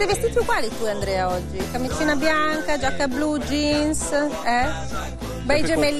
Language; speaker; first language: Italian; native; Italian